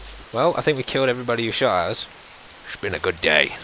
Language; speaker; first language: English; native; English